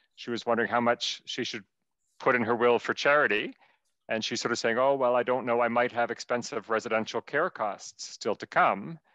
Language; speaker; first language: English; native; English